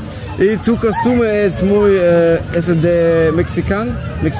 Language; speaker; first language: Spanish; non-native, learner; German